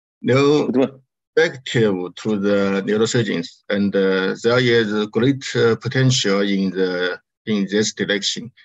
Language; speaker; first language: English; non-native, learner; Chinese